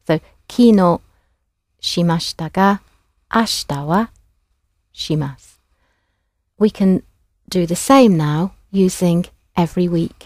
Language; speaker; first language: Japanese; non-native, fluent; English